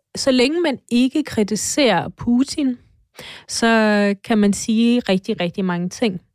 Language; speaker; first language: Danish; non-native, fluent; Russian